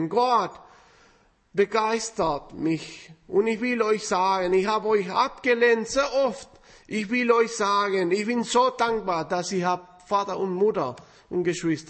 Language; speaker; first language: German; non-native, fluent; Spanish